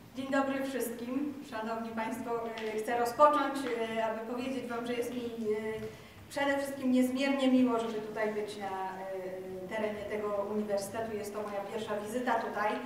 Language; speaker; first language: Polish; early bilingual, heritage; Polish